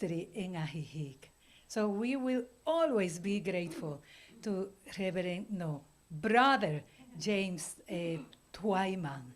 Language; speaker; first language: English; non-native, fluent; Spanish